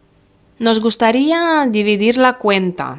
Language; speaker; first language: Spanish; non-native, fluent; Russian